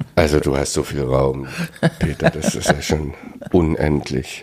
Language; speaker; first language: German; native; German